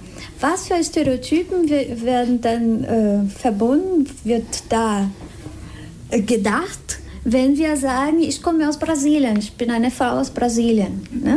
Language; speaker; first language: German; non-native, fluent; Spanish